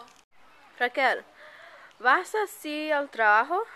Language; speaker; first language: Spanish; non-native, learner; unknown